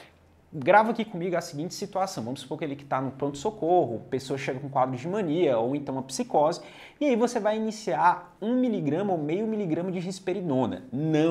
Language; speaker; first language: Portuguese; native; Portuguese